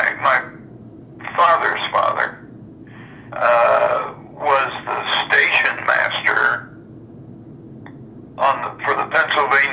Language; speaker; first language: English; native; English